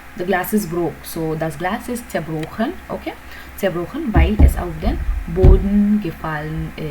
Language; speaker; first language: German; non-native, learner; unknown